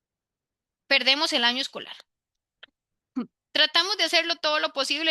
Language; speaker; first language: Spanish; native; Spanish